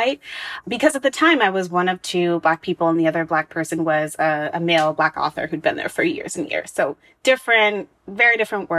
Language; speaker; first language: English; native; English